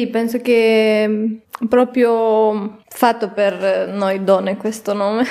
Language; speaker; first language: Italian; non-native, fluent; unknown